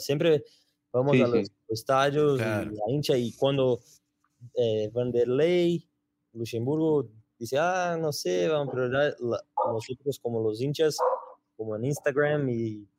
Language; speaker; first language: Spanish; non-native, learner; Portuguese